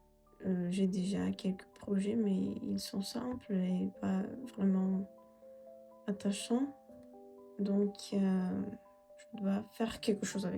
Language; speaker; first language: French; non-native, fluent; Russian